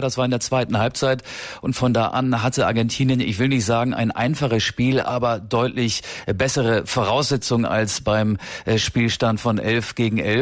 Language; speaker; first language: German; native; German